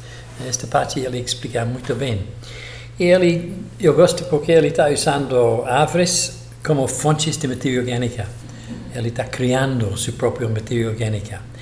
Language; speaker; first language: Portuguese; non-native, fluent; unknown